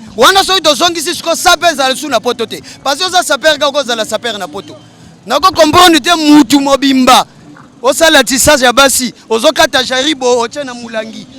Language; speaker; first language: Lingala; native; Lingala